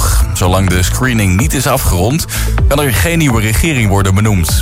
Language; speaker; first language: Dutch; native; Dutch